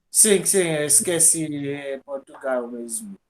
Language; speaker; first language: Portuguese; non-native, local second language; Haitian Creole